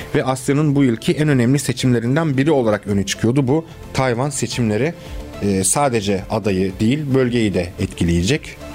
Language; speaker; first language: Turkish; early bilingual, heritage; Romanian